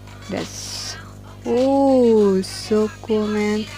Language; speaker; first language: English; non-native, learner; Indonesian